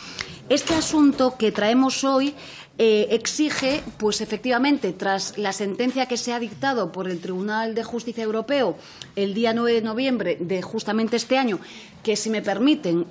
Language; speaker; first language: Spanish; native; Spanish